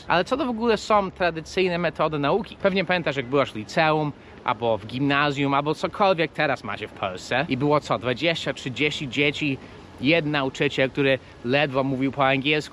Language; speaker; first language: Polish; early bilingual, heritage; Polish